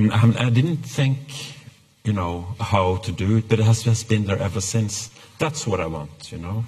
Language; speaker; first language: English; non-native, fluent; Norwegian